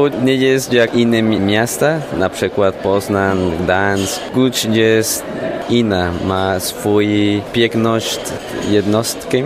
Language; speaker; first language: Polish; non-native, learner; Spanish